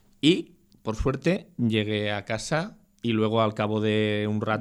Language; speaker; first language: Spanish; native; Spanish